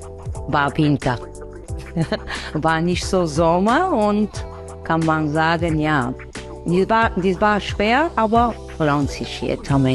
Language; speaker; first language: German; non-native, learner; Bulgarian